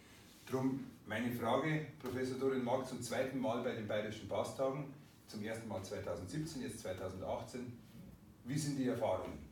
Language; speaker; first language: German; native; German